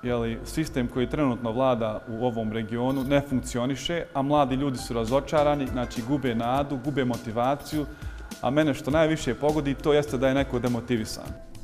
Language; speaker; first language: Bosnian; early bilingual, heritage; Bosnian